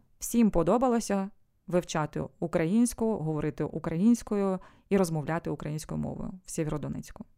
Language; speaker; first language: Ukrainian; non-native, local second language; Russian